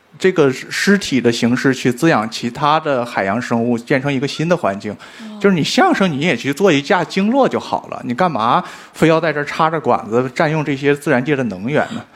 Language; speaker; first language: Chinese; native; Chinese